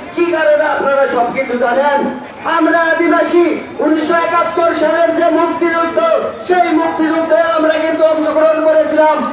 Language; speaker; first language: Bangla; non-native, local second language; Santali